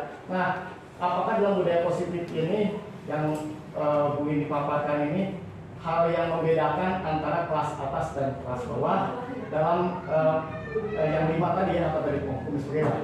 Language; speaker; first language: Indonesian; native; Indonesian